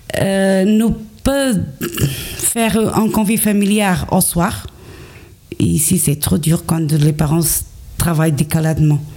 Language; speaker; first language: French; non-native, learner; Portuguese